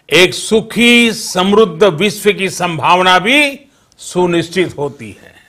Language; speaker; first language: Hindi; non-native, local second language; Gujarati